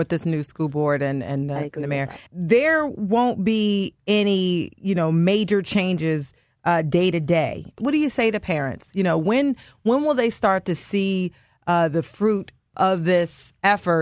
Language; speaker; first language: English; native; English